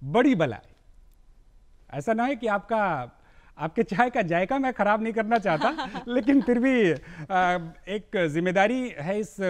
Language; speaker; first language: Hindi; non-native, local second language; Magahi